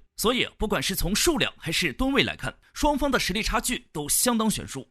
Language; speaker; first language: Chinese; native; Chinese